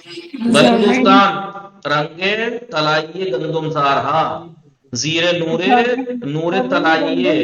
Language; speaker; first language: Persian; non-native, fluent; Urdu